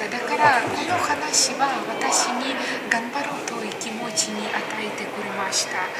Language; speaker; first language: Japanese; non-native, learner; Ukrainian